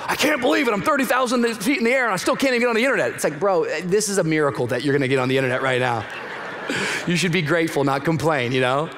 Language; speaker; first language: English; native; English